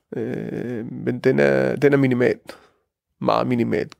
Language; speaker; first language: Danish; early bilingual, heritage; Danish